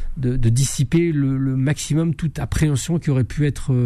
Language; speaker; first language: French; native; French